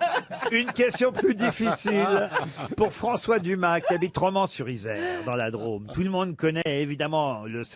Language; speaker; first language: French; native; French